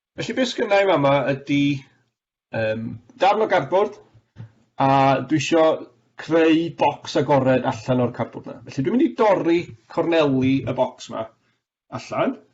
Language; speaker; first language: Welsh; native; Welsh